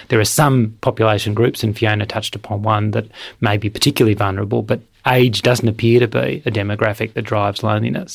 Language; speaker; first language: English; native; English